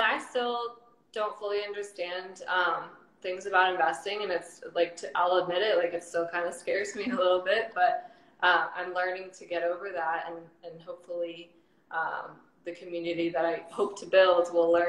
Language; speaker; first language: English; native; English